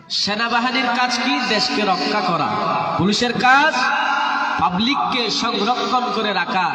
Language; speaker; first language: Bangla; native; Bangla